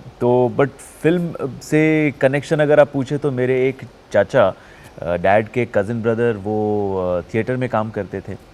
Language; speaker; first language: Hindi; non-native, local second language; Marathi